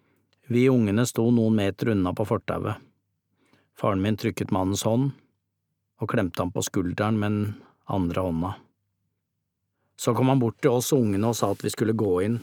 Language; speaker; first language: Norwegian; native; Norwegian